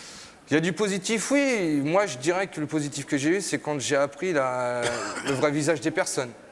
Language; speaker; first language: French; native; French